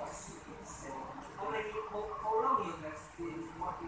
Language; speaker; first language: English; non-native, learner; Indonesian